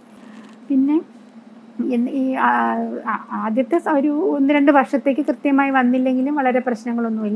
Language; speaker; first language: Malayalam; native; Malayalam